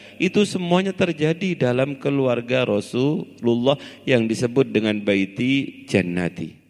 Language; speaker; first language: Indonesian; non-native, local second language; Javanese